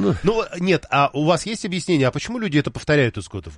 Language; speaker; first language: Russian; native; Russian